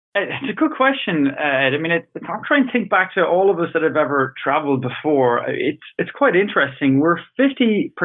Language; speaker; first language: English; native; English